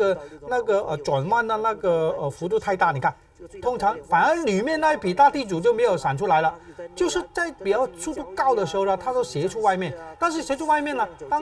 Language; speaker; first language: Chinese; native; Chinese